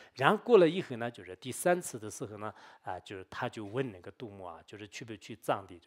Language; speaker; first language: Chinese; non-native, local second language; Tibetan